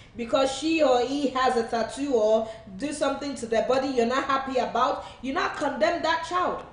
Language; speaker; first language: English; non-native, local second language; Yoruba